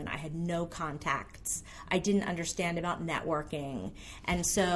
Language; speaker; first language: English; native; English